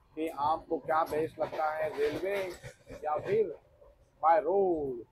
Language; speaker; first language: Hindi; non-native, local second language; Marathi